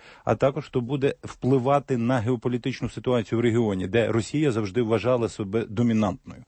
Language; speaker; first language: Ukrainian; native; Ukrainian